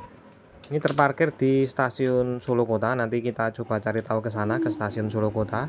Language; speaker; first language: Indonesian; native; Indonesian